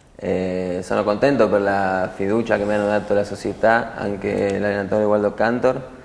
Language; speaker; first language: Italian; non-native, learner; Spanish